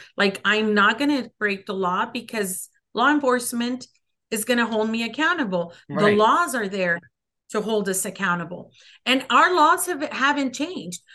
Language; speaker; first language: English; early bilingual, other home language; Spanish